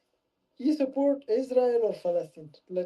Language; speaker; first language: English; non-native, learner; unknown